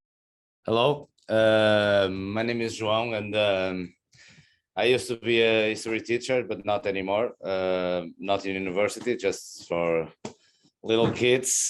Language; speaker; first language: English; non-native, fluent; Portuguese